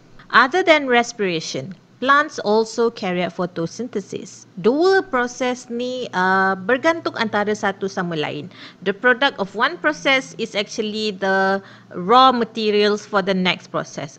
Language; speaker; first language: English; non-native, local second language; Malay